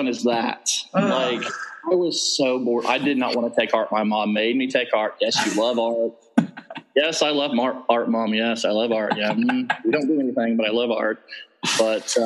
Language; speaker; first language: English; native; English